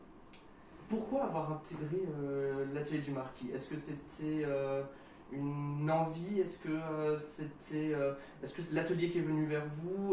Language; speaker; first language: French; native; French